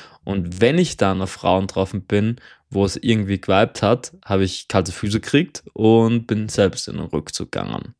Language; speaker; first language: German; native; German